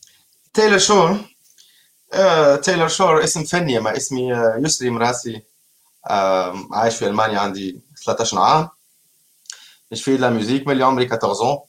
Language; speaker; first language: French; non-native, local second language; Arabic